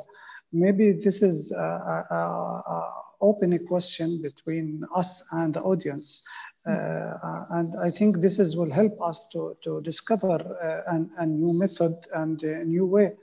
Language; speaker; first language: English; non-native, fluent; Arabic